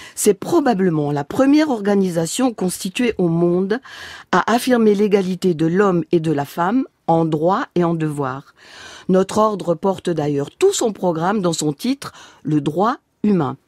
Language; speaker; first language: French; native; French